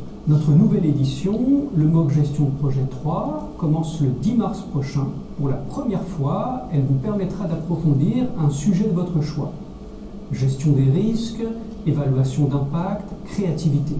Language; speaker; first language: French; native; French